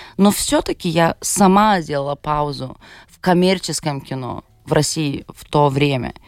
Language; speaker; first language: Russian; non-native, fluent; Lithuanian